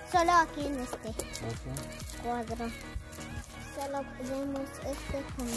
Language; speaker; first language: Spanish; early bilingual, heritage; Spanish